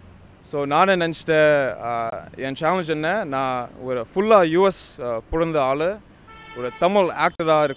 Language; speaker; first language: Tamil; non-native, learner; English